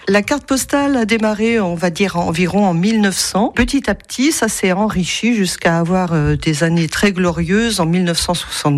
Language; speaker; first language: French; native; French